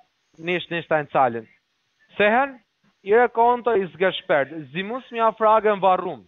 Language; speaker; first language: German; non-native, learner; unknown